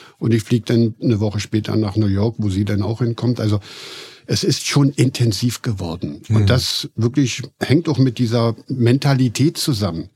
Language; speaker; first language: German; native; German